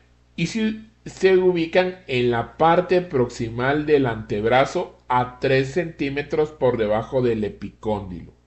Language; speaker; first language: Spanish; native; Spanish